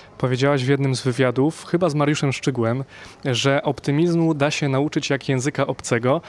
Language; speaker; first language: Polish; native; Polish